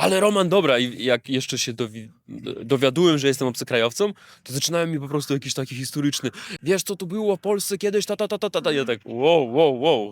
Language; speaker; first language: Polish; non-native, fluent; Russian